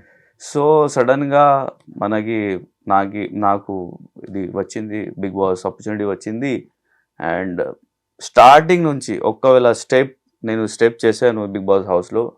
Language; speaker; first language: Telugu; non-native, learner; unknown